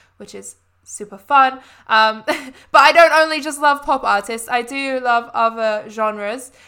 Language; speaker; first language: English; native; English